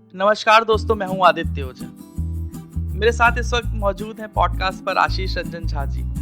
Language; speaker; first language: Hindi; native; Hindi